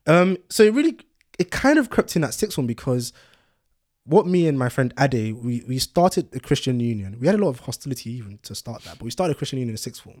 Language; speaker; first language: English; early bilingual, other home language; Yoruba